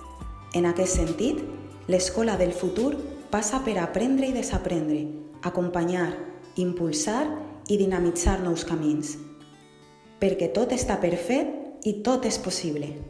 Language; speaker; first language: Catalan; native; Catalan